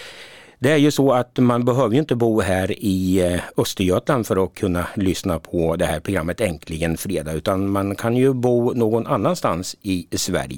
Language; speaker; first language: Swedish; native; Swedish